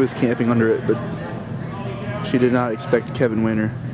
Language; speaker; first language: English; native; English